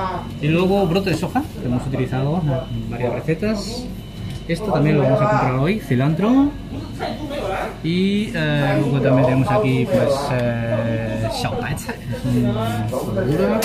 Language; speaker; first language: Spanish; non-native, fluent; Chinese